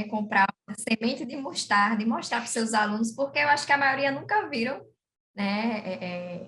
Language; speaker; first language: Portuguese; native; Portuguese